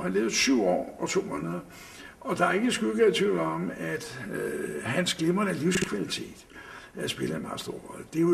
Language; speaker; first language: Danish; native; Danish